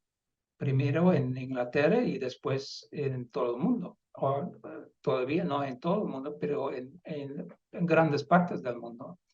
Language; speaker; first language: Spanish; non-native, fluent; Dutch